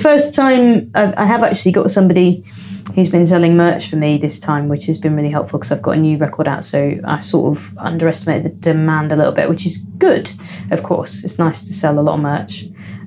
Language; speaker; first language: English; native; English